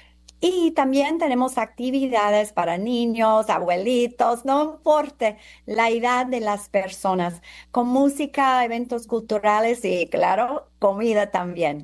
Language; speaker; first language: Spanish; non-native, fluent; English